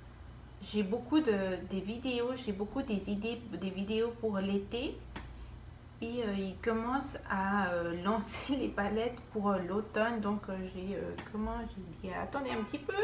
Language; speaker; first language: French; non-native, fluent; Spanish